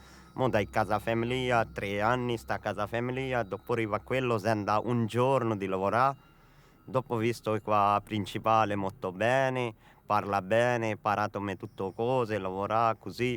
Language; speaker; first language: Italian; non-native, learner; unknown